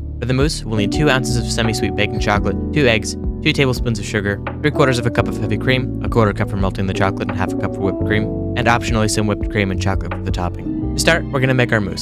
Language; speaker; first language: English; native; English